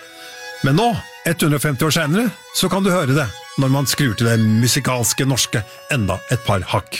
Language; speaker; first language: Norwegian; native; Norwegian